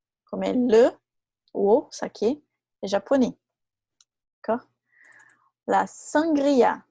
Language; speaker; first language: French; non-native, fluent; Portuguese